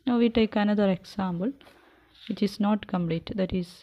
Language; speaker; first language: English; non-native, local second language; Malayalam